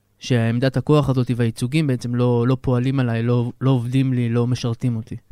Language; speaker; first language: Hebrew; native; Hebrew